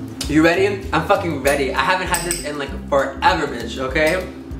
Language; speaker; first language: English; early bilingual, other home language; Spanish